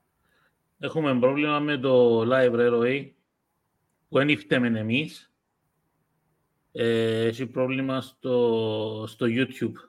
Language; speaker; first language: Greek; native; Greek